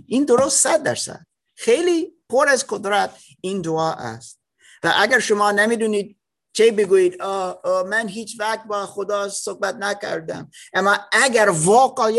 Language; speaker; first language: Persian; non-native, learner; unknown